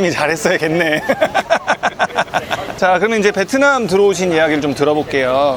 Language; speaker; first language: Korean; native; Korean